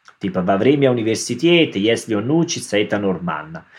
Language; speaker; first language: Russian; non-native, learner; Italian